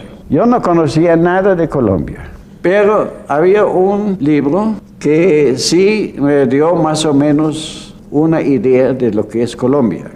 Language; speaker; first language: Spanish; non-native, fluent; German